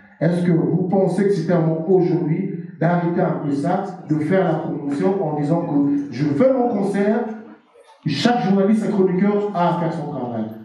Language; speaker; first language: French; non-native, local second language; Lingala